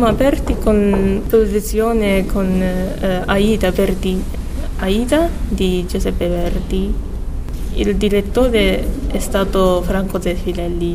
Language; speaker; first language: Italian; non-native, learner; Japanese